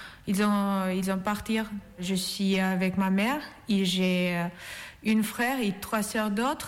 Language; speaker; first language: French; non-native, learner; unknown